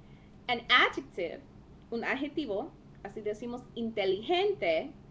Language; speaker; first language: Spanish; non-native, fluent; English